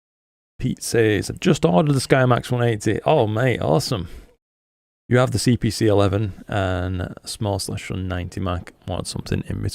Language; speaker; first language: English; native; English